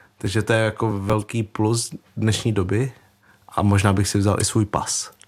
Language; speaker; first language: Czech; early bilingual, other home language; Vietnamese